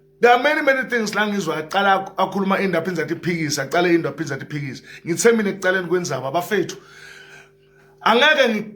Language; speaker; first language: Zulu; non-native, local second language; Swati